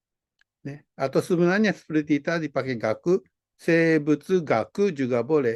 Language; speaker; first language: Indonesian; non-native, fluent; Japanese